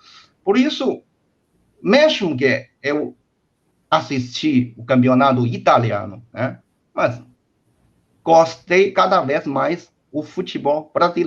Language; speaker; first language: Portuguese; non-native, fluent; Chinese